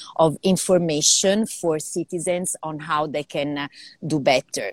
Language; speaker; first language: English; non-native, fluent; Italian